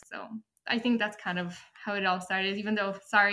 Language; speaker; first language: English; early bilingual, other home language; Polish